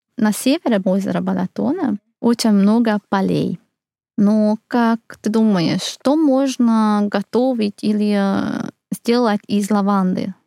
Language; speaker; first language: Russian; non-native, fluent; Hungarian